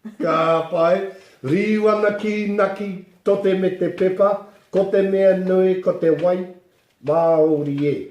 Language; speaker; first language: Māori; non-native, local second language; English